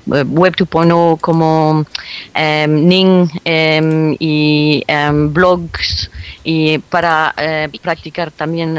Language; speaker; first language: Spanish; non-native, fluent; French